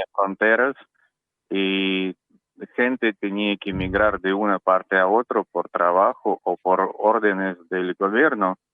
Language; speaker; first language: Spanish; non-native, learner; Russian